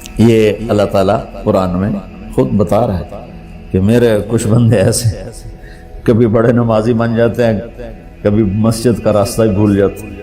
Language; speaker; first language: Urdu; non-native, local second language; Punjabi